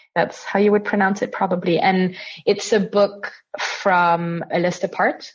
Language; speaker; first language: English; non-native, fluent; Italian